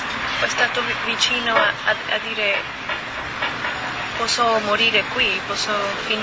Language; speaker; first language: Italian; non-native, learner; Spanish